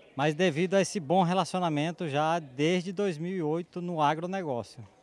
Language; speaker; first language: Portuguese; native; Portuguese